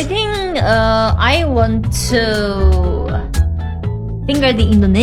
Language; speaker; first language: English; non-native, learner; Korean